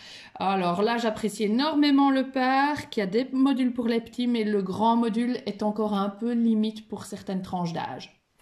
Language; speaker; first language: French; native; French